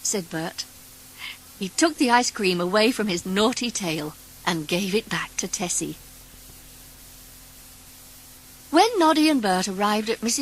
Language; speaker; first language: English; native; English